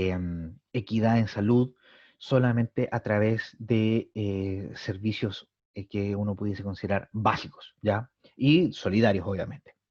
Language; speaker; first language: Spanish; native; Spanish